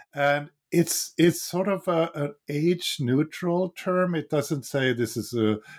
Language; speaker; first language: English; non-native, fluent; Swedish